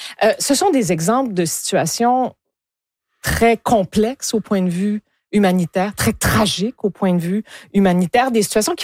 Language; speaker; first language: French; native; French